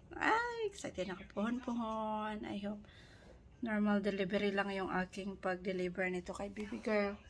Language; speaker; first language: Filipino; native; Filipino